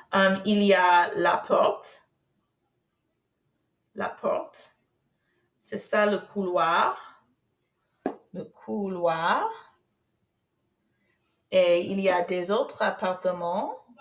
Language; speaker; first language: French; non-native, fluent; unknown